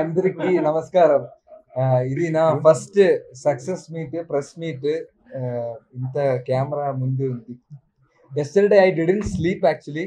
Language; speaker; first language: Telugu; non-native, learner; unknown